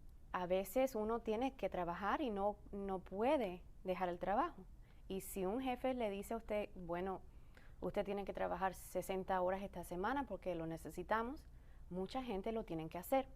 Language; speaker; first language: Spanish; early bilingual, other home language; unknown